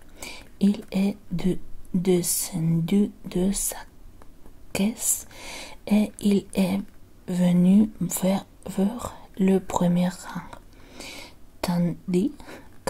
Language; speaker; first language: French; non-native, learner; Spanish